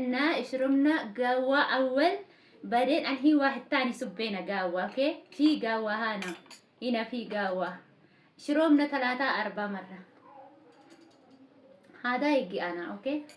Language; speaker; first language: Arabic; non-native, learner; Oromo